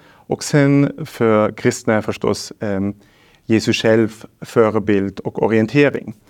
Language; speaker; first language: Swedish; non-native, fluent; German